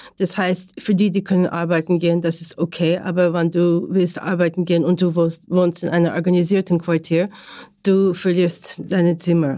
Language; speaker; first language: German; non-native, learner; Ukrainian